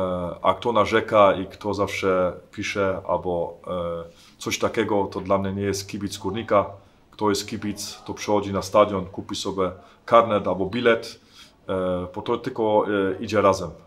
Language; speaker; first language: Polish; early bilingual, heritage; German